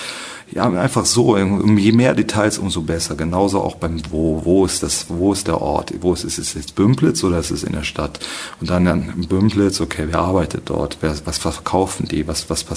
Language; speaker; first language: German; native; German